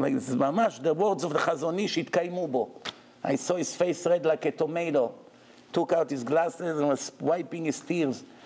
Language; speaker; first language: English; non-native, fluent; Hebrew